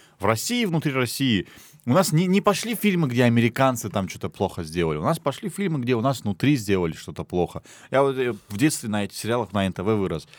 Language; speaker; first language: Russian; non-native, local second language; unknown